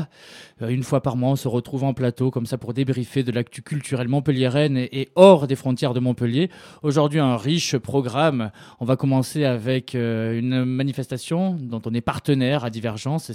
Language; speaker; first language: French; native; French